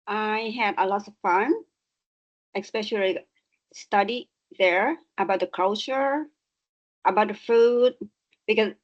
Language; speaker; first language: English; non-native, learner; Thai